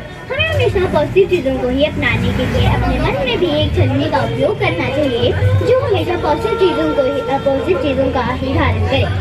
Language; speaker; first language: Hindi; native; Hindi